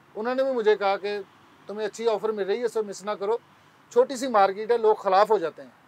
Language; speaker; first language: Urdu; non-native, local second language; Punjabi